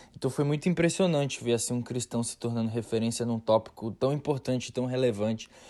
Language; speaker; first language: Portuguese; native; Portuguese